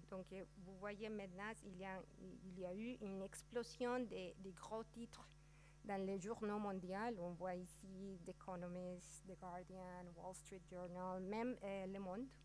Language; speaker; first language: French; non-native, fluent; Spanish